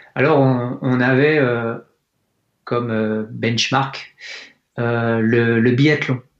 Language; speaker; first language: French; native; French